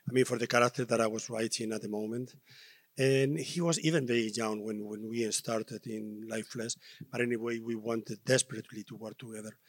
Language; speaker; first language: English; non-native, learner; Spanish